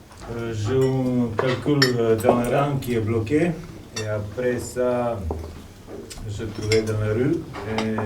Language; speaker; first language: French; non-native, local second language; Serbian